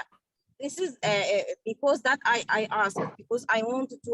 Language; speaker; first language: English; non-native, learner; Arabic